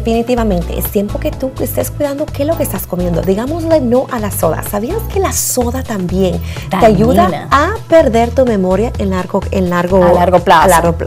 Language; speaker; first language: Spanish; native; Spanish